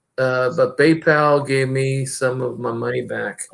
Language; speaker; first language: English; native; English